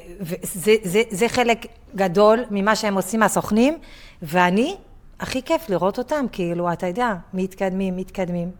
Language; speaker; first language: Hebrew; non-native, fluent; French